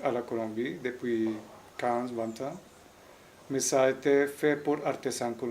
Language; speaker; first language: French; non-native, learner; Spanish